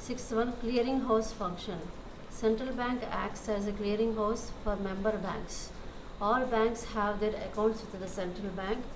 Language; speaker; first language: English; non-native, local second language; Telugu